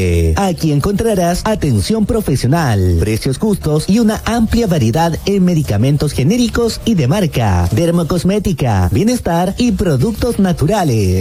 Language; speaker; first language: Spanish; native; Spanish